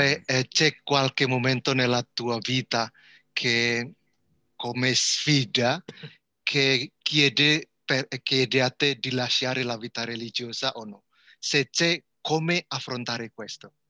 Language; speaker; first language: Italian; non-native, learner; Indonesian